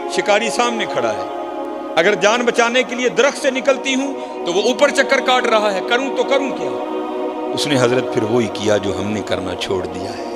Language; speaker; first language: Urdu; non-native, local second language; Punjabi